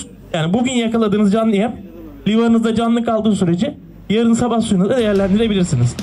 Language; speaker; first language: Turkish; native; Turkish